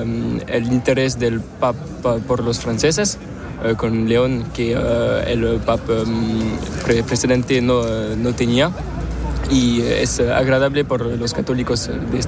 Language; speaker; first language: Spanish; non-native, learner; French